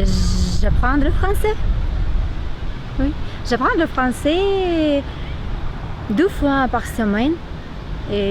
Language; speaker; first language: French; non-native, learner; Ukrainian